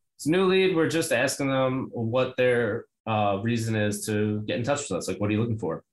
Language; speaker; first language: English; native; English